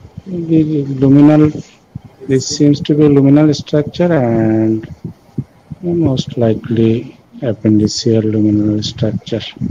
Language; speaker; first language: English; non-native, local second language; Bangla